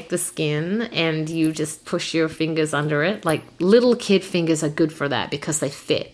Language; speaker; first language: English; native; English